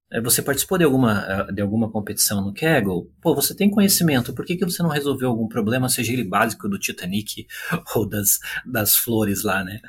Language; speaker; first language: Portuguese; native; Portuguese